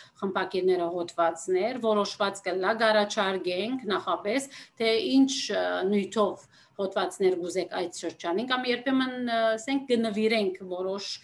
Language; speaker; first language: Armenian; native; Armenian